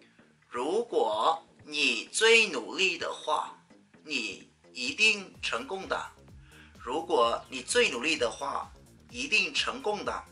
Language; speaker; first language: Chinese; non-native, fluent; Vietnamese